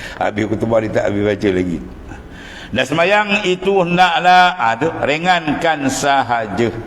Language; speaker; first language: Malay; native; Malay